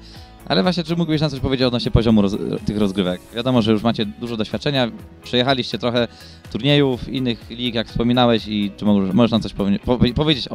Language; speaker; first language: Polish; native; Polish